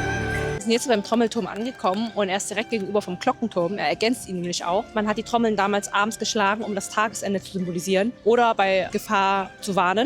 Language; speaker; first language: German; native; German